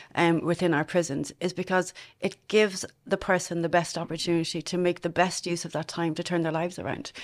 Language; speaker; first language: English; native; English